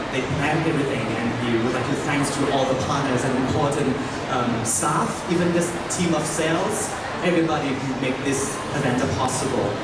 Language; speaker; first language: English; non-native, fluent; Thai